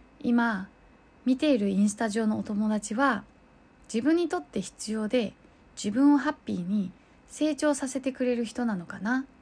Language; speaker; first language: Japanese; early bilingual, other home language; Chinese